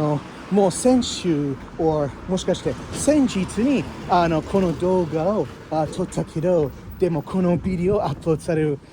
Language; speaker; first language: Japanese; non-native, fluent; English